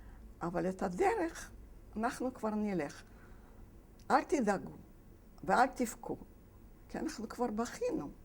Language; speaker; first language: Hebrew; non-native, fluent; Polish